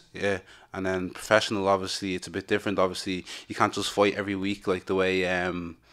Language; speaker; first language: English; native; English